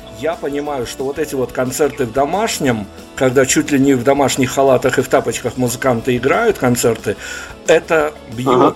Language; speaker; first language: Russian; native; Russian